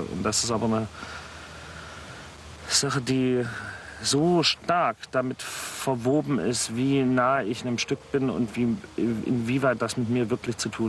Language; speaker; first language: German; native; German